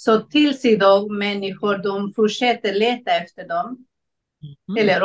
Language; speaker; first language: Swedish; non-native, learner; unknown